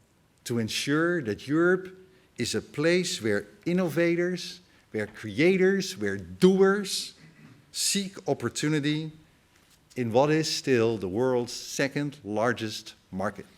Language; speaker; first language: English; non-native, fluent; Dutch